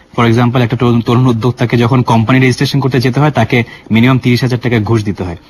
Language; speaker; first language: Bangla; native; Bangla